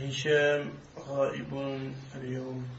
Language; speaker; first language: Arabic; non-native, learner; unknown